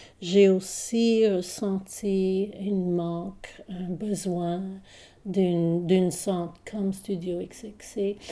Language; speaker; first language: French; non-native, local second language; English